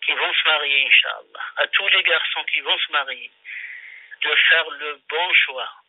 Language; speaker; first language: French; non-native, local second language; Arabic